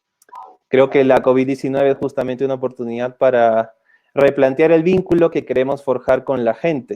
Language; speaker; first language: Spanish; native; Spanish